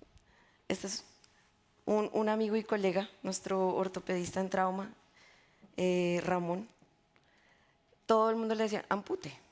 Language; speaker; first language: Spanish; native; Spanish